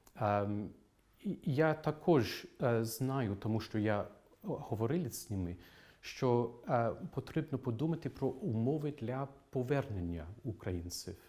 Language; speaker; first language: Ukrainian; non-native, fluent; English